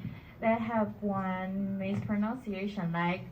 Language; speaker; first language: English; non-native, learner; Chinese